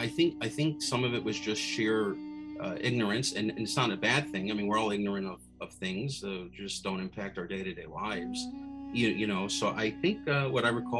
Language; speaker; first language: English; native; English